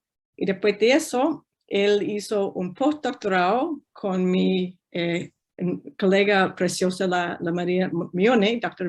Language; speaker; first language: Spanish; non-native, fluent; English